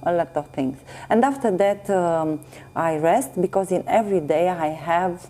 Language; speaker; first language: English; non-native, learner; Romanian